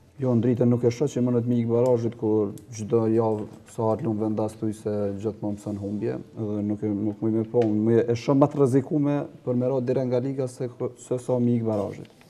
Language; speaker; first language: Albanian; native; Albanian